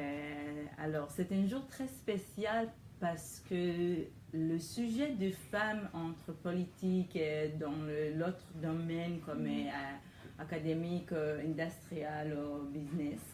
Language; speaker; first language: French; non-native, learner; Hebrew